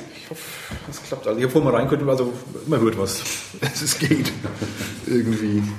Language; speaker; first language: German; native; German